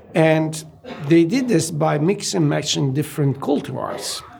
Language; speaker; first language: English; non-native, fluent; Italian